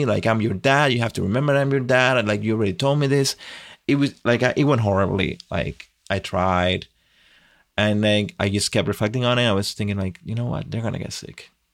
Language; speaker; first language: English; non-native, fluent; Spanish